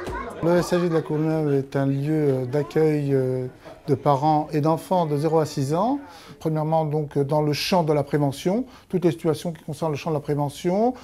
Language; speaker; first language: French; native; French